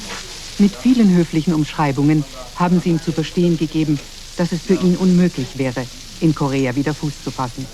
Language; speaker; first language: German; native; German